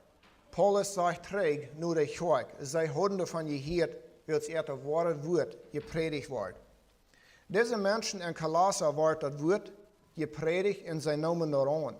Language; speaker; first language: German; non-native, learner; Plautdietsch